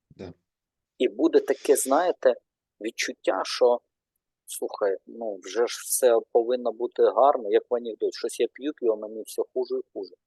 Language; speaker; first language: Ukrainian; non-native, local second language; Russian